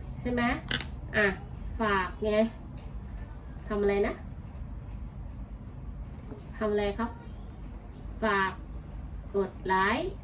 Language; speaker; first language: Thai; native; Thai